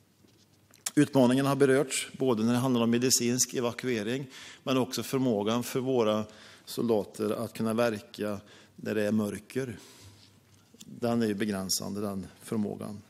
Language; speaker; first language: Swedish; native; Swedish